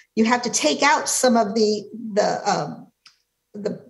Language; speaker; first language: English; native; English